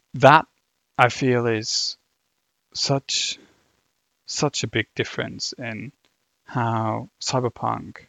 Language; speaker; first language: English; non-native, fluent; German